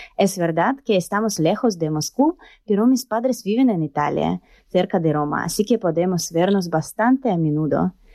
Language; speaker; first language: Spanish; non-native, learner; Russian